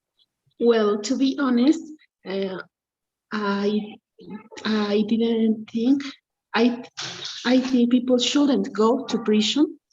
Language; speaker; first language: English; non-native, learner; Spanish